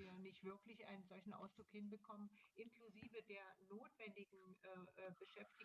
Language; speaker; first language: German; native; German